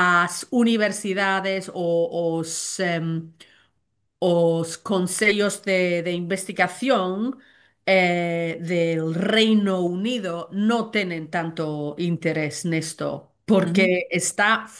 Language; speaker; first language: Portuguese; non-native, learner; Welsh